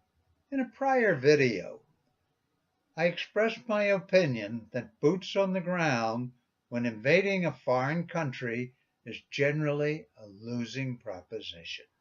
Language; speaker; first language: English; native; English